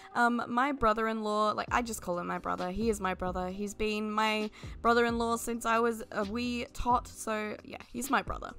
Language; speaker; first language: English; native; English